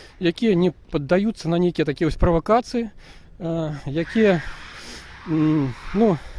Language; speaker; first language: Belarusian; non-native, local second language; Russian